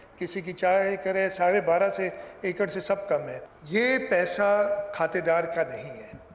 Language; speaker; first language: Urdu; non-native, local second language; Sindhi